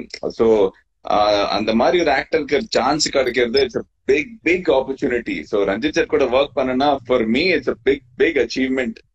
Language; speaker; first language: Tamil; non-native, fluent; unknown